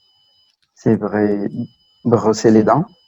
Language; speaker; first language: French; non-native, learner; Spanish